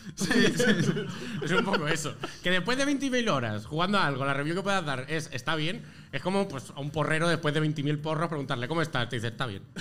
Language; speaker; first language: Spanish; native; Spanish